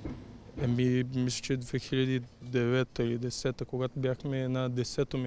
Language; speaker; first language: Bulgarian; non-native, fluent; Portuguese